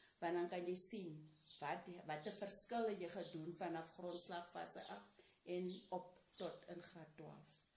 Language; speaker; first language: Afrikaans; non-native, local second language; Tswana